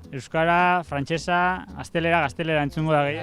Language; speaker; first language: Basque; native; Basque